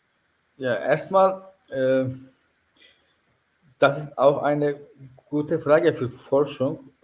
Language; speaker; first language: German; non-native, fluent; Turkish